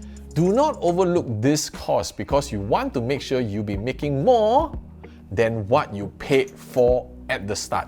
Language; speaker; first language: English; native; English